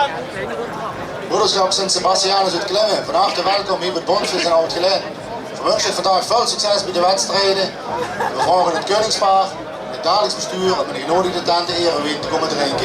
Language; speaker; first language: Dutch; native; Dutch